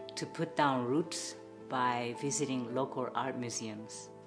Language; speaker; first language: English; non-native, fluent; Korean